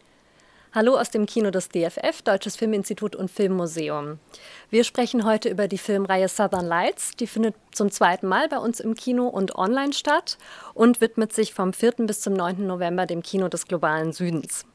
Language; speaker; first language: German; native; German